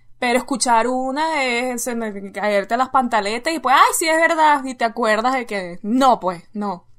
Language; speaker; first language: Spanish; native; Spanish